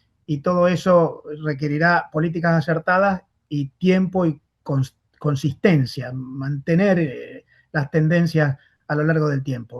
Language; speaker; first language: Spanish; native; Spanish